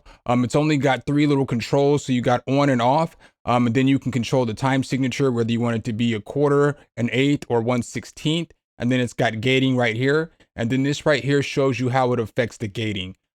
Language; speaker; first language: English; native; English